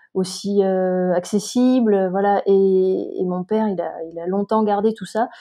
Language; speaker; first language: French; native; French